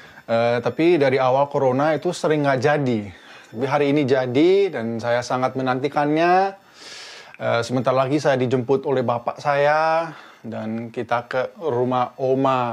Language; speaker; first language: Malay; early bilingual, heritage; Dutch